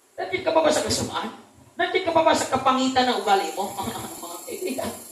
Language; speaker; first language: Filipino; non-native, local second language; Cebuano